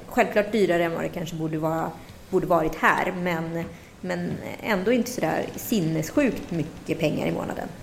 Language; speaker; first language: Swedish; native; Swedish